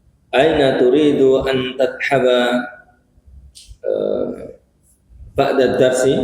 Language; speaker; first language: Arabic; non-native, learner; Indonesian